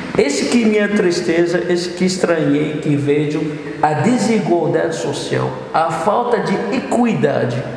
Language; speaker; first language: Portuguese; non-native, fluent; Arabic